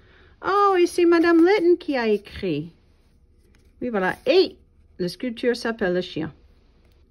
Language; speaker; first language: French; non-native, fluent; English